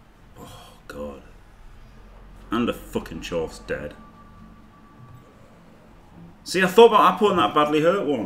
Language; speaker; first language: English; native; English